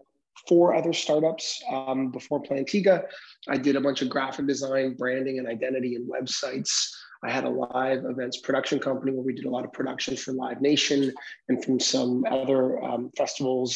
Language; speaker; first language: English; native; English